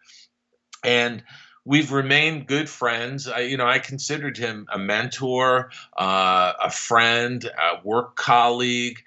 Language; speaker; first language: English; native; English